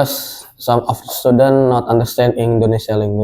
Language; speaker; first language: English; non-native, learner; Indonesian